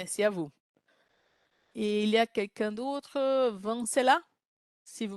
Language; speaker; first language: French; non-native, learner; Portuguese